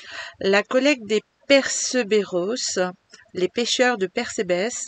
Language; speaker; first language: French; native; French